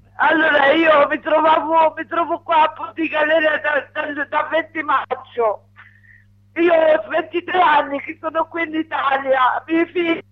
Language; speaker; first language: Italian; non-native, learner; Arabic